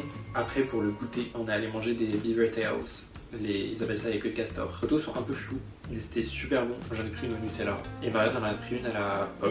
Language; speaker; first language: French; native; French